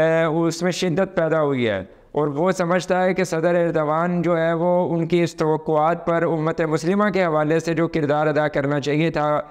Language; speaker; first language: Urdu; native; Urdu